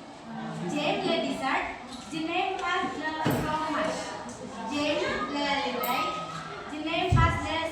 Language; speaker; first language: French; non-native, learner; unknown